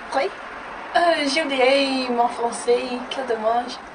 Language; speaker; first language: French; non-native, learner; English